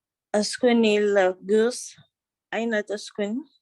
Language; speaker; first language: Arabic; non-native, learner; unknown